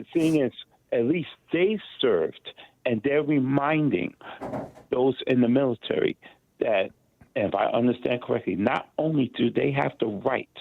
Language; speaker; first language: English; native; English